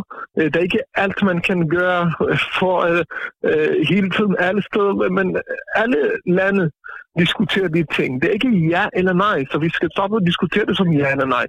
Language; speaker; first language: Danish; non-native, fluent; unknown